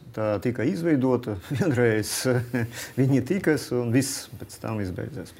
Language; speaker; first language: Latvian; non-native, local second language; Russian